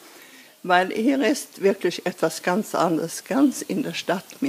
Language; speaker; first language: German; non-native, learner; Swedish